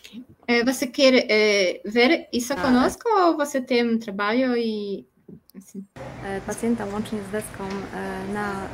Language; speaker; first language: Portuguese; non-native, learner; Polish